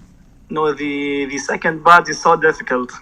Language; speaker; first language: English; non-native, learner; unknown